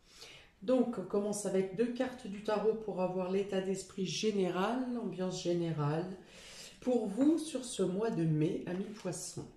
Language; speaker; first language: French; native; French